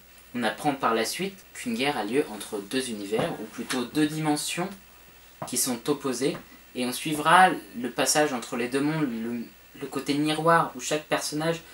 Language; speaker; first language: French; native; French